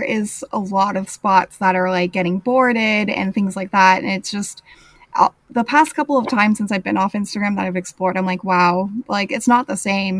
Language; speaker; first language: English; native; English